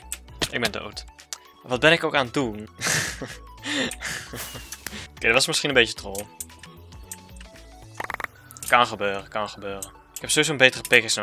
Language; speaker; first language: Dutch; native; Dutch